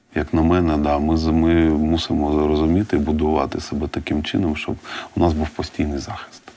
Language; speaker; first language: Ukrainian; non-native, local second language; Russian